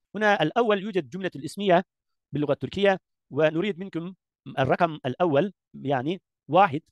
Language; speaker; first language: Arabic; non-native, learner; Turkish